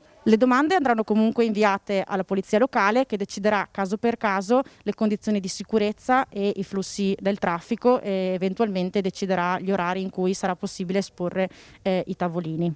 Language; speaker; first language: Italian; native; Italian